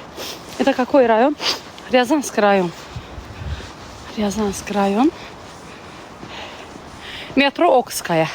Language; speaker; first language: Russian; non-native, fluent; Azerbaijani